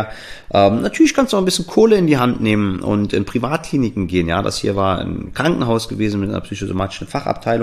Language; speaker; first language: German; native; German